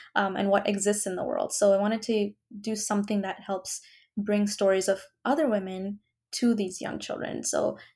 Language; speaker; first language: English; early bilingual, other home language; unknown